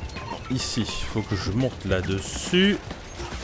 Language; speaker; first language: French; native; French